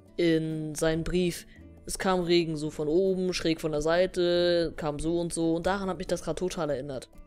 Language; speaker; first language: German; native; German